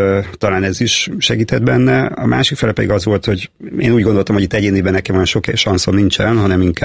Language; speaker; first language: Hungarian; native; Hungarian